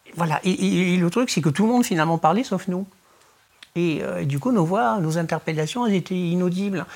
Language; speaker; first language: French; early bilingual, other home language; Spanish